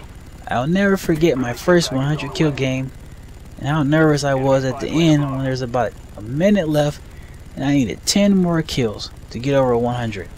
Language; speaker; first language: English; native; English